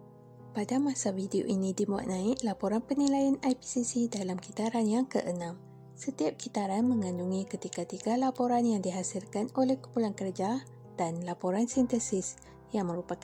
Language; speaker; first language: Malay; native; Malay